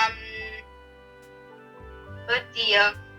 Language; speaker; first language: Italian; native; Italian